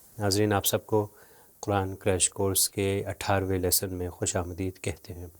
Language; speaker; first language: Urdu; native; Urdu